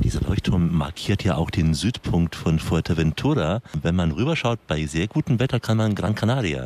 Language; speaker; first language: German; native; German